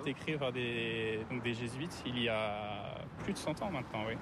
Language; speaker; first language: French; native; French